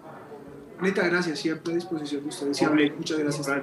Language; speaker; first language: Spanish; native; Spanish